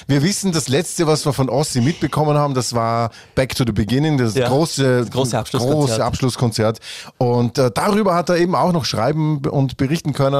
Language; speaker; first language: German; native; German